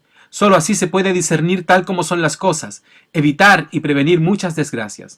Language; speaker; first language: Spanish; native; Spanish